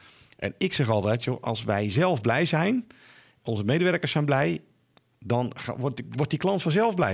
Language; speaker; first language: Dutch; native; Dutch